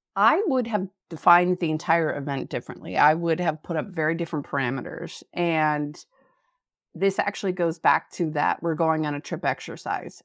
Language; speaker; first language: English; native; English